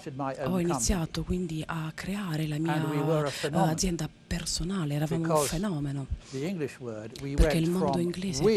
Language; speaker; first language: Italian; native; Italian